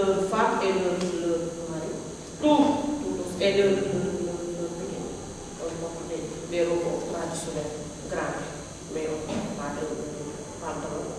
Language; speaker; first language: French; non-native, learner; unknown